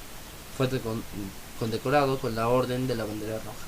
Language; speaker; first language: Spanish; native; Spanish